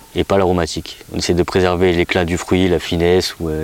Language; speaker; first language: French; native; French